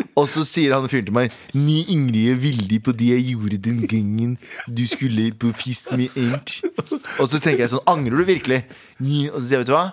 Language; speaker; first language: Norwegian; early bilingual, other home language; Urdu